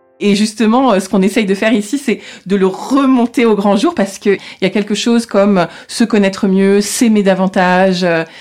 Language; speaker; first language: French; native; French